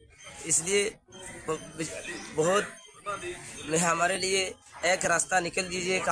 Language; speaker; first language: Hindi; non-native, learner; Rohingya